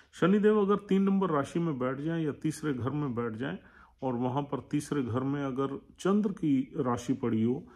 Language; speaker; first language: Hindi; native; Hindi